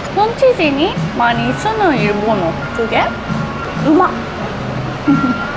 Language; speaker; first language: Korean; non-native, fluent; Japanese